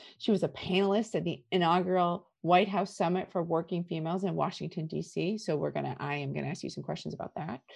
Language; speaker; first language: English; native; English